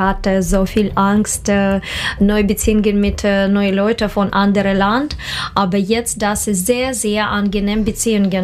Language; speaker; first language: German; non-native, learner; Russian